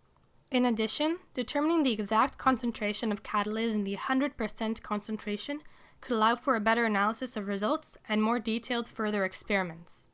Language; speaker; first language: English; native; English